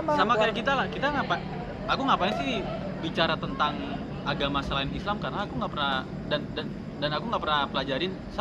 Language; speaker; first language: Indonesian; native; Indonesian